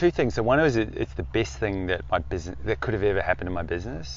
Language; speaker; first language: English; native; English